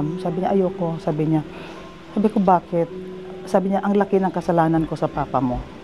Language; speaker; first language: Filipino; non-native, local second language; Cebuano